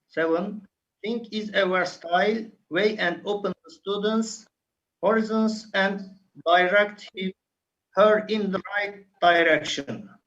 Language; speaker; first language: English; non-native, fluent; Turkish